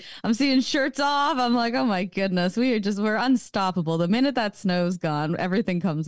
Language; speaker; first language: English; native; English